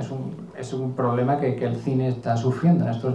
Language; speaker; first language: Spanish; native; Spanish